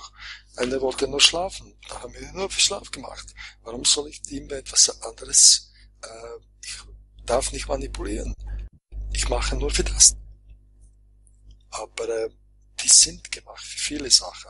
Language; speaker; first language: German; non-native, fluent; Croatian